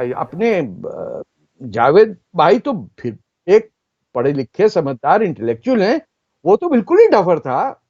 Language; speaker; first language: Urdu; non-native, local second language; Punjabi